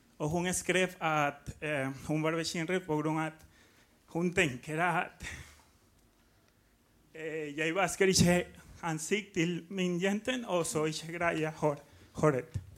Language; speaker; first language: Norwegian; non-native, learner; Spanish